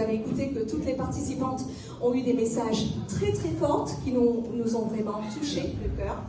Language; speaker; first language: French; non-native, local second language; Morisyen